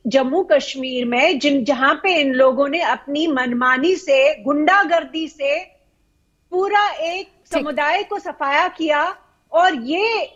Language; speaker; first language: Hindi; native; Hindi